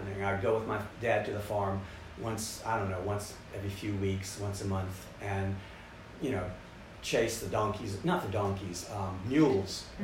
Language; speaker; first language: English; native; English